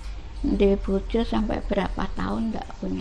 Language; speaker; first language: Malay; non-native, local second language; Javanese